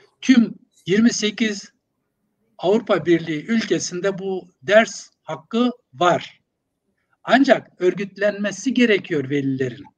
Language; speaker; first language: Turkish; non-native, local second language; Zaza